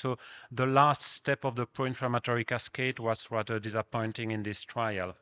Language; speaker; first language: English; non-native, fluent; French